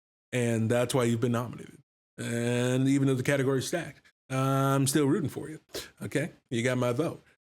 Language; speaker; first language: English; native; English